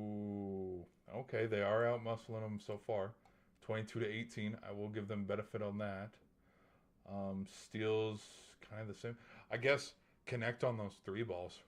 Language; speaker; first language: English; native; English